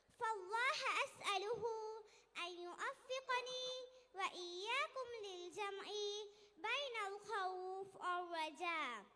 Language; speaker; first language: Arabic; non-native, learner; Bangla